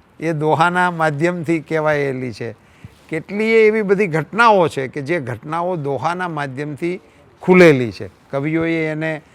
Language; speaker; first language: Gujarati; native; Gujarati